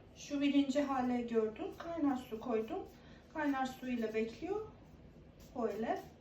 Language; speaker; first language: Turkish; non-native, learner; Persian